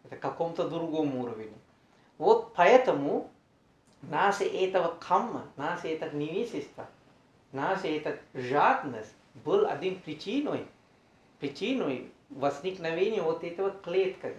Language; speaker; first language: Russian; non-native, learner; Sinhala